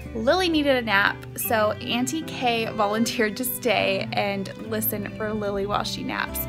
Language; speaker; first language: English; native; English